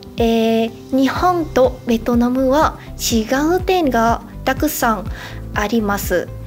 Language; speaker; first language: Japanese; non-native, fluent; Vietnamese